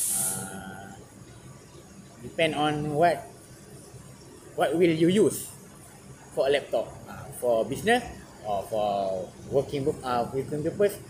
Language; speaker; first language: English; non-native, learner; Malay